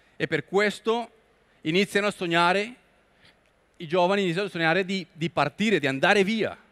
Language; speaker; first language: Italian; non-native, learner; Spanish